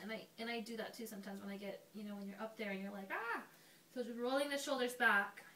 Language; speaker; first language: English; native; English